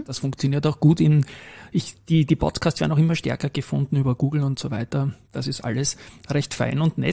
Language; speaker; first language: German; native; German